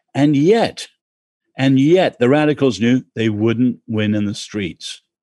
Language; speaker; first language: English; native; English